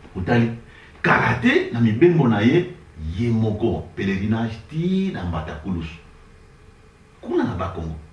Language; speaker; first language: Lingala; non-native, local second language; Kongo